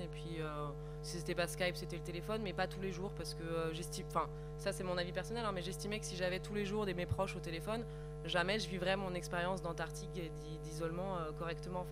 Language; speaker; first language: French; native; French